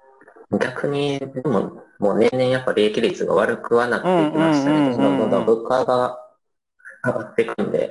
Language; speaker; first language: Japanese; native; Japanese